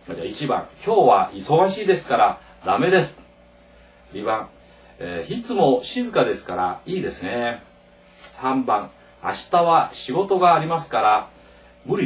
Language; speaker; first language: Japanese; non-native, fluent; Korean